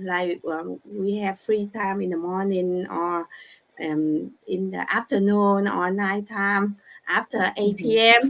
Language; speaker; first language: English; non-native, learner; Vietnamese